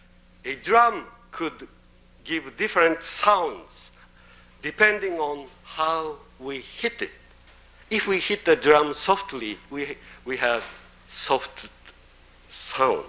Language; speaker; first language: English; non-native, fluent; Japanese